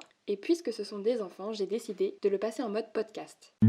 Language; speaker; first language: French; native; French